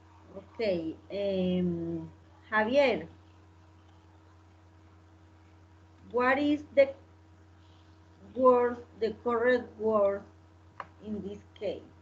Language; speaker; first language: English; non-native, learner; Spanish